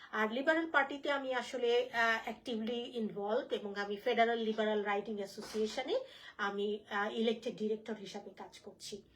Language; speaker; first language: Bangla; native; Bangla